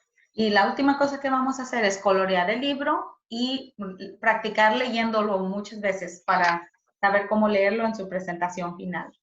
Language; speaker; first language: Spanish; early bilingual, heritage; Spanish